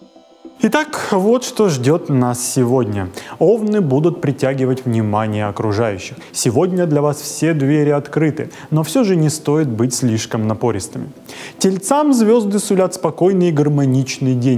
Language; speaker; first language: Russian; native; Russian